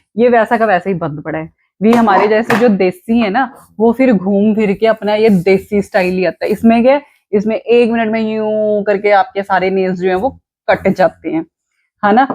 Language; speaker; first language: Hindi; non-native, local second language; Punjabi